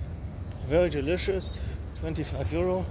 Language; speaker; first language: English; non-native, fluent; German